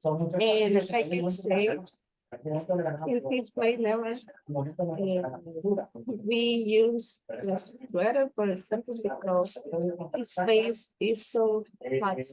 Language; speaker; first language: English; non-native, learner; Spanish